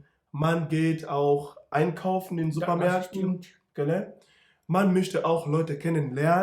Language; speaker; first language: German; non-native, fluent; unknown